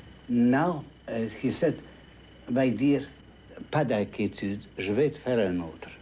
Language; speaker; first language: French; non-native, fluent; Russian